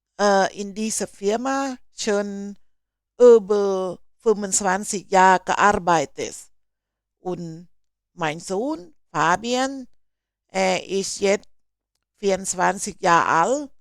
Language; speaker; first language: German; non-native, learner; Thai